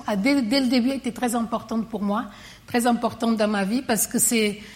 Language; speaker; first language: French; non-native, fluent; Portuguese